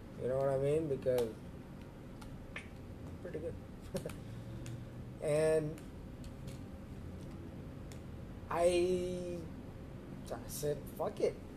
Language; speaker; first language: English; early bilingual, other home language; Spanish